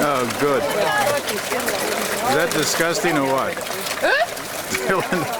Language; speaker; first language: English; native; English